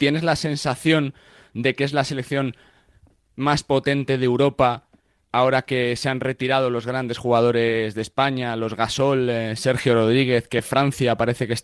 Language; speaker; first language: Spanish; native; Spanish